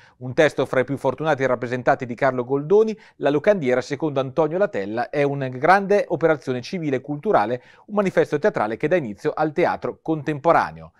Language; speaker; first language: Italian; native; Italian